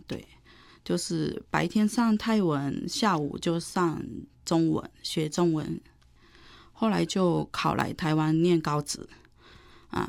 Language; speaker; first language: Chinese; non-native, fluent; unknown